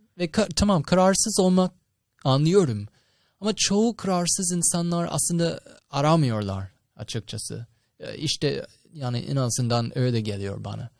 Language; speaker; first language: Turkish; non-native, fluent; English